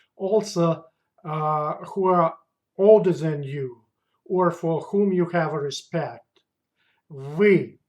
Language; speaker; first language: English; non-native, fluent; Russian